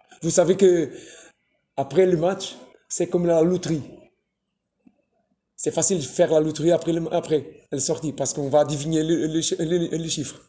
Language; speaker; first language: French; non-native, fluent; Portuguese